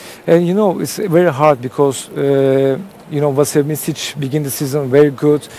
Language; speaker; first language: English; non-native, fluent; Turkish